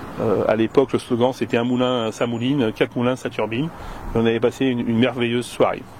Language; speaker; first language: French; native; French